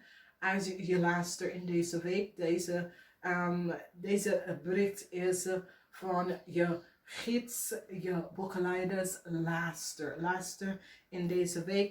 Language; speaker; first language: Dutch; non-native, learner; English